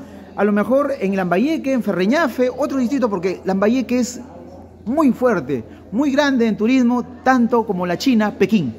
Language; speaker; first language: Spanish; native; Spanish